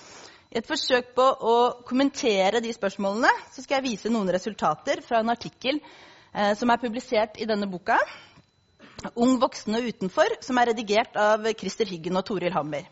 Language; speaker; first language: Norwegian; native; Norwegian